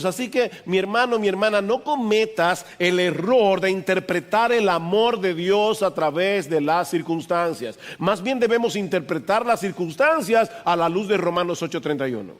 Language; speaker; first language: Spanish; native; Spanish